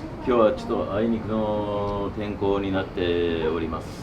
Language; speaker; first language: Japanese; native; Japanese